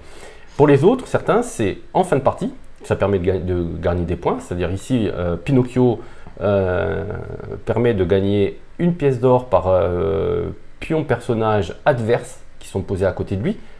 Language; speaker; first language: French; native; French